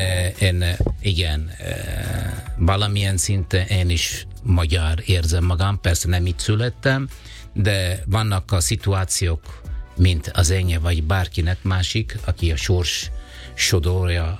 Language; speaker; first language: Hungarian; non-native, learner; Italian